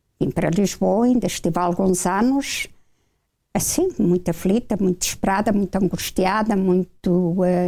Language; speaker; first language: Portuguese; native; Portuguese